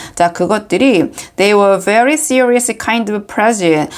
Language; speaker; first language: English; non-native, fluent; Korean